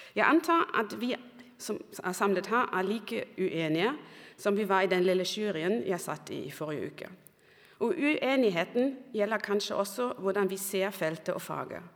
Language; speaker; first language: Norwegian; non-native, fluent; German